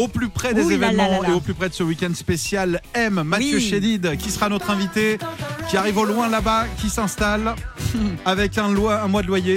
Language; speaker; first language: French; native; French